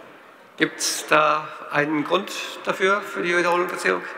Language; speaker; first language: German; native; German